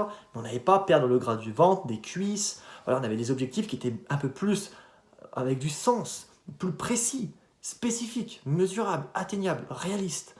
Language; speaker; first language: French; native; French